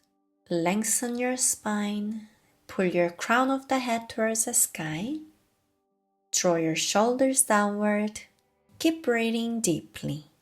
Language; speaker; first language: English; non-native, fluent; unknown